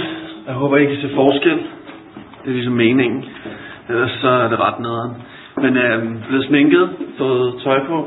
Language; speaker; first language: Danish; native; Danish